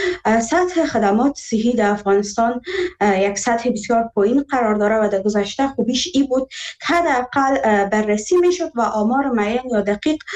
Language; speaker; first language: Persian; native; Persian